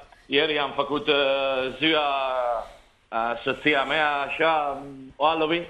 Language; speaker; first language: Romanian; non-native, fluent; Italian